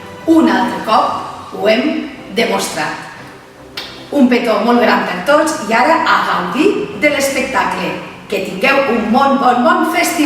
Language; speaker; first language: Catalan; native; Catalan